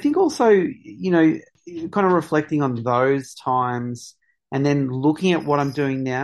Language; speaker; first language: English; native; English